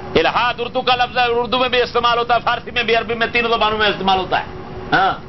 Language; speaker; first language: Urdu; non-native, local second language; Punjabi